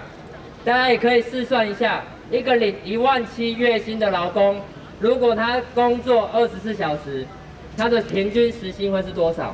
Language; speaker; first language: Chinese; native; Chinese